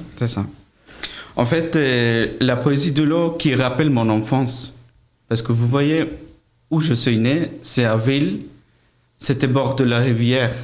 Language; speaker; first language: French; non-native, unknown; Bangla